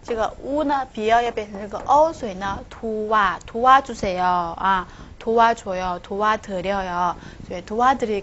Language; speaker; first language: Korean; non-native, fluent; Chinese